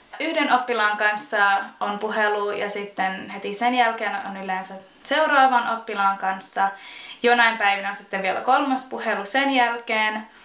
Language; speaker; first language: Finnish; non-native, fluent; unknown